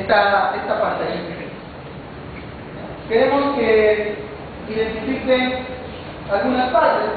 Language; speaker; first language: Spanish; native; Spanish